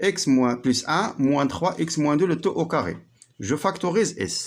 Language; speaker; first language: French; non-native, local second language; Arabic